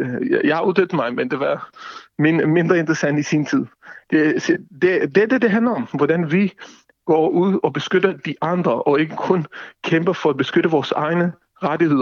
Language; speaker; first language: Danish; non-native, fluent; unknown